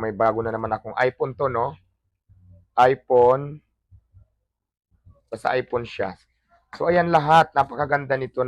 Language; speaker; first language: Filipino; non-native, local second language; Hiligaynon